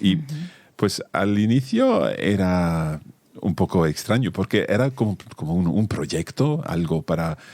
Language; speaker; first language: Spanish; non-native, fluent; English